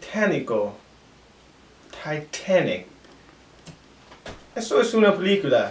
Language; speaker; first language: Spanish; non-native, learner; English